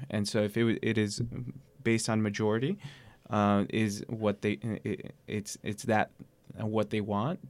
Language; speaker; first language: English; native; English